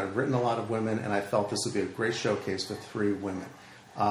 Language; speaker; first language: English; native; English